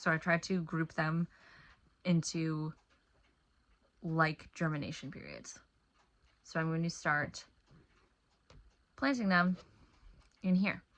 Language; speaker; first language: English; native; English